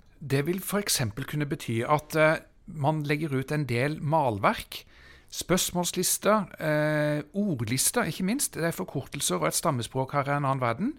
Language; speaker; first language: Norwegian; native; Norwegian